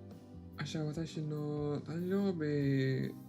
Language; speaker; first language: Japanese; non-native, learner; English